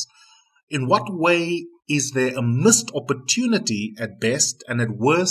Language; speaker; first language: English; non-native, local second language; Afrikaans